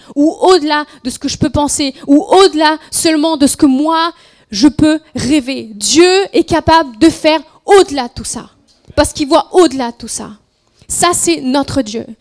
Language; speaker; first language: French; non-native, fluent; Spanish